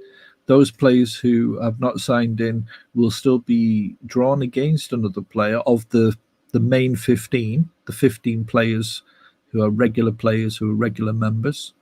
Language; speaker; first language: English; native; English